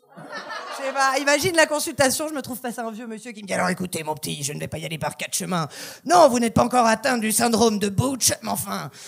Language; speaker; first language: French; native; French